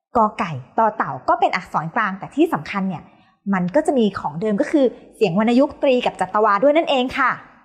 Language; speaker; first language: Thai; native; Thai